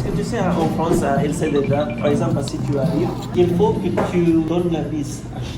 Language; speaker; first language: French; non-native, fluent; Filipino